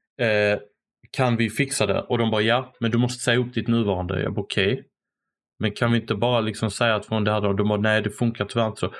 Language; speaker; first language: Swedish; native; Swedish